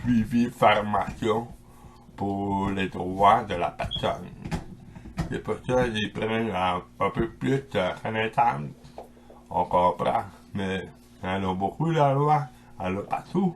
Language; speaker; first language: French; non-native, local second language; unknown